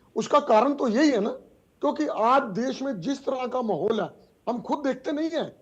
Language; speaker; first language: Hindi; native; Hindi